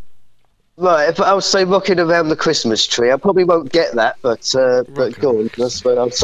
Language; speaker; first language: English; native; English